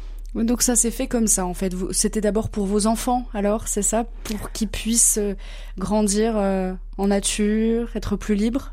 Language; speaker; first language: French; native; French